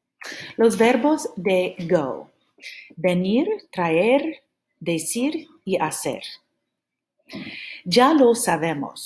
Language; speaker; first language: Spanish; non-native, fluent; English